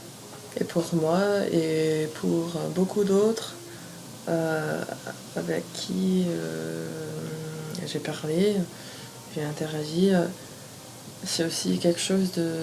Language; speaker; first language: French; non-native, fluent; English